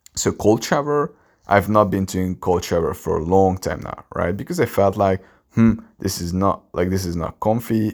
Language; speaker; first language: English; non-native, fluent; Hungarian